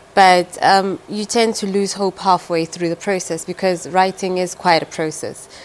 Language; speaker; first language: English; non-native, local second language; Tswana